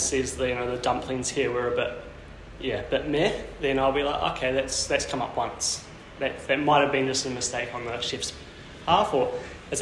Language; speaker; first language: English; native; English